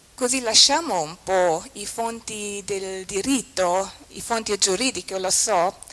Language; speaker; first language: Italian; non-native, fluent; German